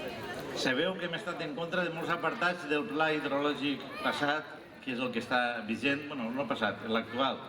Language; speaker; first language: Catalan; native; Catalan